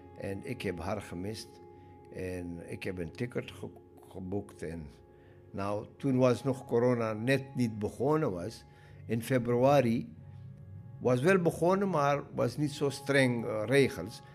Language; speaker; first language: Dutch; non-native, learner; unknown